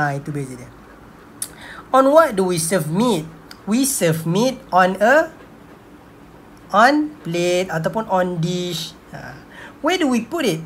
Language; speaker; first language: English; non-native, local second language; Malay